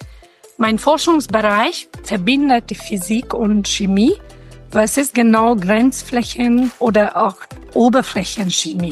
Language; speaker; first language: German; non-native, fluent; Hungarian